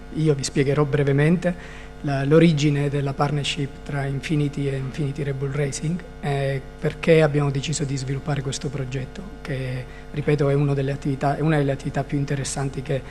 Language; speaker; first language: Italian; native; Italian